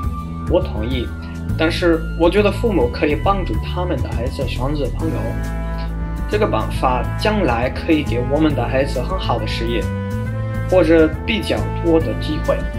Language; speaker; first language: Chinese; non-native, learner; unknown